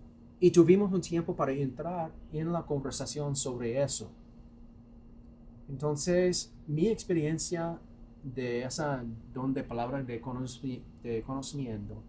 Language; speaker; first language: Spanish; non-native, fluent; English